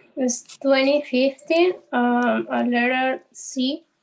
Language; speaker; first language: English; non-native, learner; Spanish